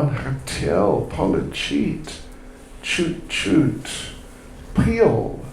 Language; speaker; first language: Russian; non-native, learner; English